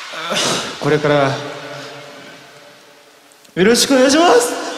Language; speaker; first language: Japanese; non-native, fluent; Korean